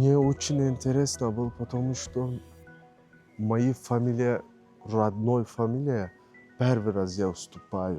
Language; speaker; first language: Russian; non-native, learner; Turkish